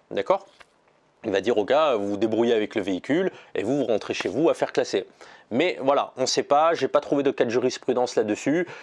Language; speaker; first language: French; native; French